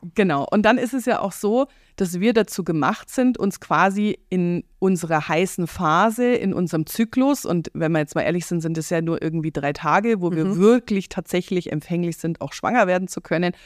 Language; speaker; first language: German; native; German